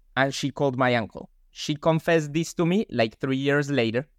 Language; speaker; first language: English; non-native, fluent; Spanish